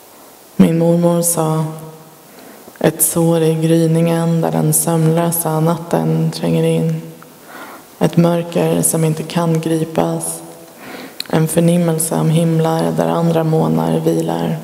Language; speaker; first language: Swedish; early bilingual, other home language; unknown